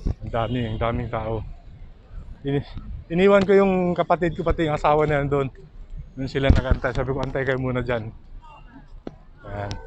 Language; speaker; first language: Filipino; non-native, local second language; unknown